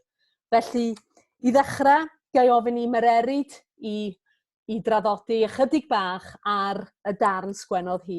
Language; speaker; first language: Welsh; native; Welsh